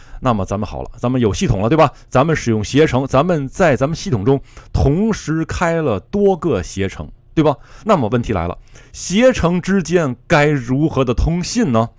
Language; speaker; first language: Chinese; native; Chinese